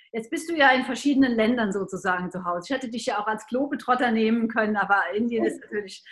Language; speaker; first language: German; native; German